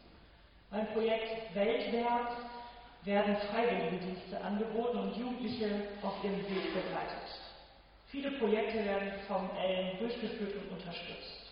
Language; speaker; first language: German; native; German